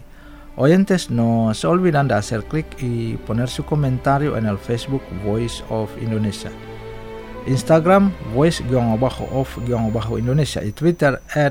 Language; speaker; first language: Spanish; non-native, fluent; Indonesian